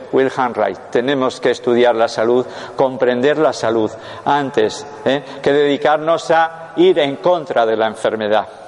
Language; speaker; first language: Spanish; non-native, local second language; Basque